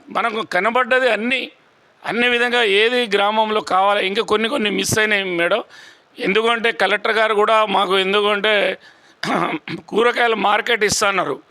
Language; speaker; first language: Telugu; non-native, local second language; Lambadi